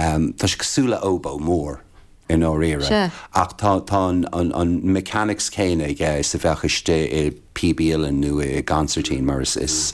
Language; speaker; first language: Irish; native; Irish